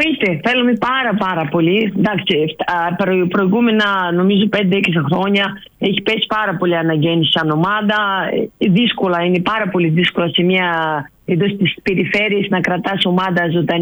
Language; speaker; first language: Greek; non-native, learner; Russian